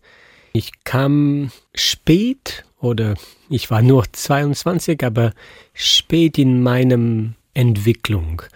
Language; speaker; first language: German; non-native, fluent; French